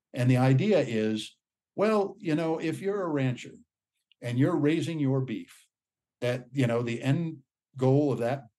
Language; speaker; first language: English; native; English